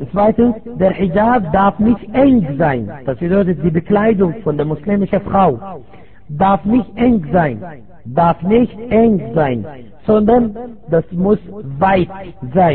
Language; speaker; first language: German; non-native, fluent; Arabic